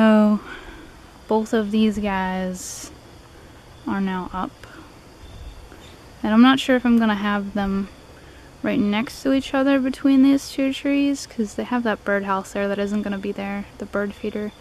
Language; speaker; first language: English; native; English